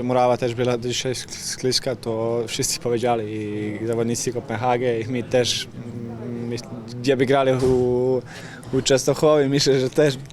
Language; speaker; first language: Polish; non-native, fluent; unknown